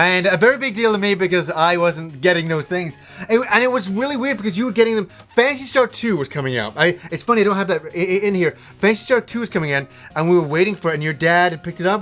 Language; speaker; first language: English; native; English